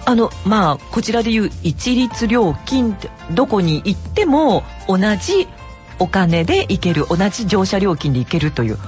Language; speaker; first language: Japanese; native; Japanese